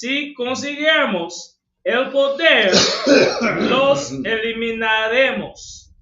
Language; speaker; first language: Spanish; non-native, learner; English